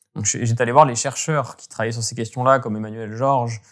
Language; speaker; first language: French; native; French